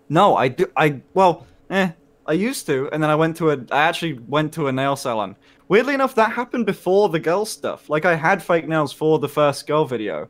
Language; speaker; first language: English; native; English